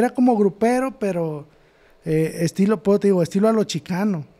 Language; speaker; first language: Spanish; native; Spanish